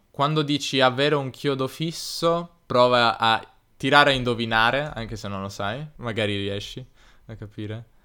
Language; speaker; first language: Italian; native; Italian